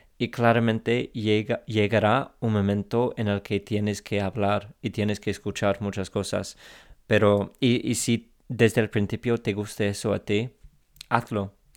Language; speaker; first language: Spanish; non-native, fluent; English